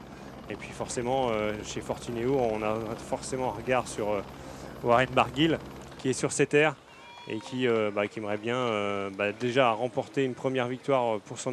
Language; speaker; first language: French; native; French